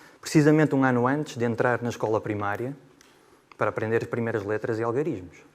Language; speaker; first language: Portuguese; native; Portuguese